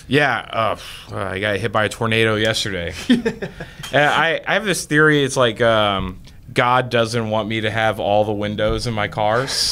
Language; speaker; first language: English; native; English